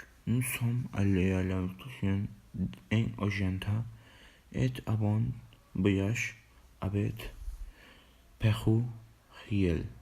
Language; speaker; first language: French; non-native, learner; Spanish